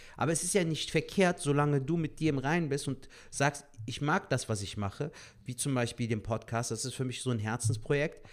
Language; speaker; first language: German; native; German